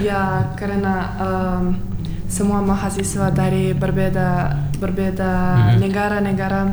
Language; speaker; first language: Indonesian; non-native, learner; Turkmen